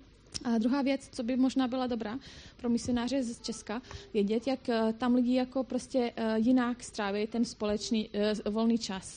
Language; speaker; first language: Czech; non-native, fluent; Croatian